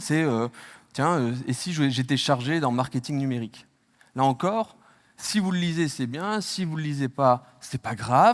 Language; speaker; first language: French; native; French